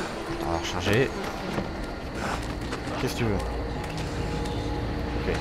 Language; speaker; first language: French; native; French